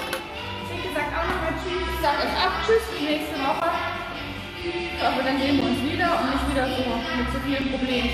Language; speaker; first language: German; native; German